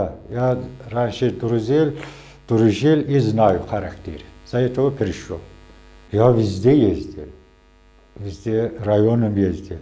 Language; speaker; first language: Russian; non-native, local second language; Azerbaijani